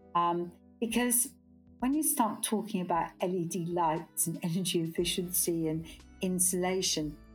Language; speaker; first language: English; native; English